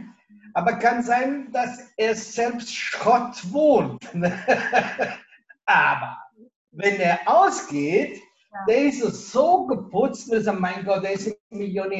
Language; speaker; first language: German; non-native, local second language; Italian